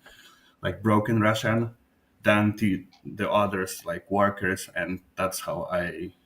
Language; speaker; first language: English; non-native, fluent; Polish